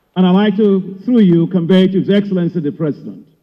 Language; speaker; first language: English; non-native, local second language; Yoruba